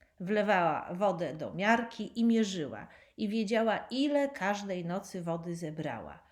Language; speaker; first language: Polish; native; Polish